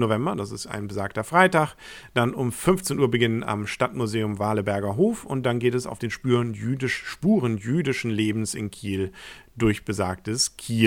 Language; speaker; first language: German; native; German